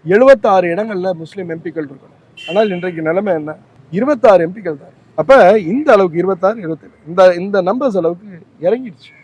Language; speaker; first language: Tamil; native; Tamil